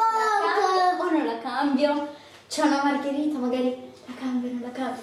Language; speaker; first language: Italian; native; Italian